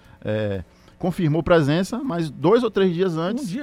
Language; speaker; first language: Portuguese; native; Portuguese